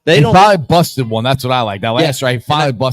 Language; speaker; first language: English; native; English